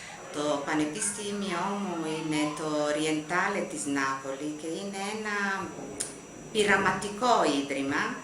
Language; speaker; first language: Greek; non-native, fluent; Italian